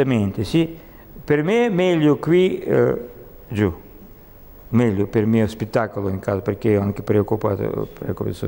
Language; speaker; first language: Italian; non-native, learner; Russian